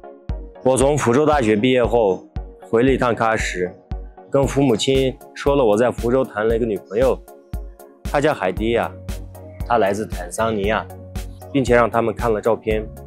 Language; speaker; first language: Chinese; non-native, local second language; Uyghur